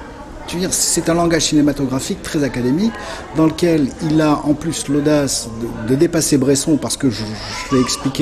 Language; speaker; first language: French; native; French